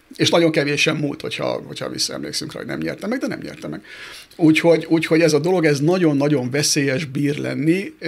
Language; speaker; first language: Hungarian; native; Hungarian